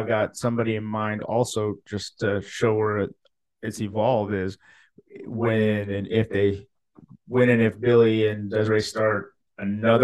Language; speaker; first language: English; native; English